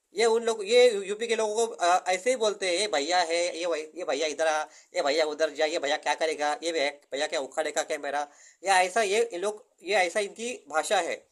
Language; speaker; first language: Hindi; non-native, local second language; Marathi